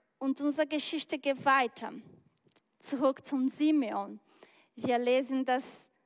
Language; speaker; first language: German; non-native, learner; Portuguese